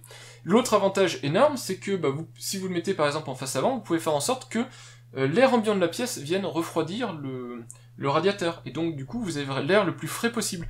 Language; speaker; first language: French; native; French